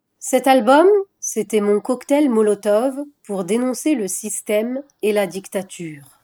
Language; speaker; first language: French; non-native, local second language; Arabic